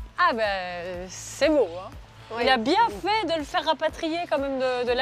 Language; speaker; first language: French; native; French